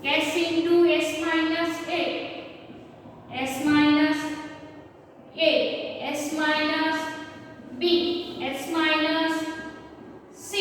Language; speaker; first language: English; non-native, local second language; Kannada